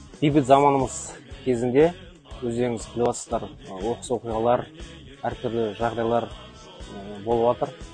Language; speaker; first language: Kazakh; non-native, local second language; Tatar